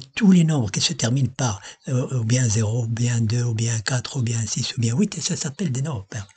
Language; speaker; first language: French; non-native, local second language; Arabic